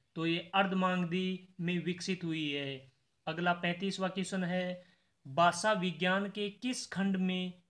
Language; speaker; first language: Hindi; native; Hindi